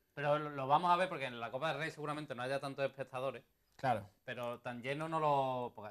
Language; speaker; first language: Spanish; native; Spanish